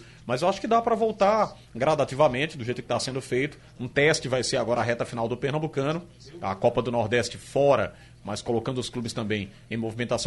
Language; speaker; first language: Portuguese; native; Portuguese